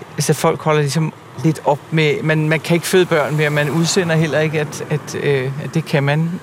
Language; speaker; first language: Danish; native; Danish